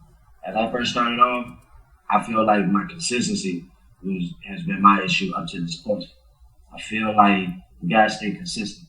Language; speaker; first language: English; native; English